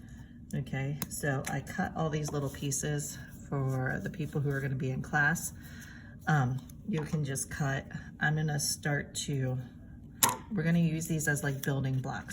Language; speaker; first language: English; native; English